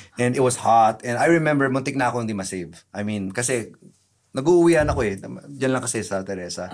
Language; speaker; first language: Filipino; native; Filipino